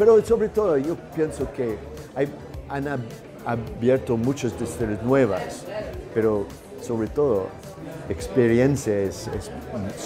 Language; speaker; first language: Spanish; non-native, learner; English